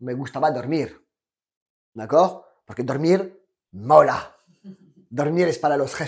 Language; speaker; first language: Spanish; non-native, fluent; French